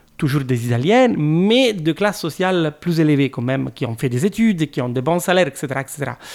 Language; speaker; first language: French; non-native, fluent; Italian